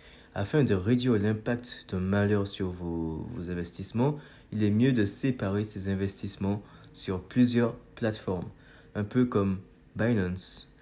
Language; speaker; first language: French; native; French